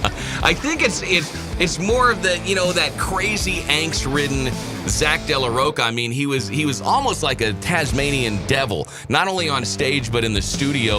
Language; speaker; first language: English; native; English